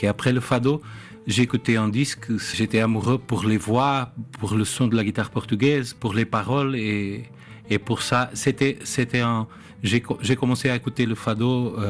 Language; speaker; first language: French; non-native, fluent; Portuguese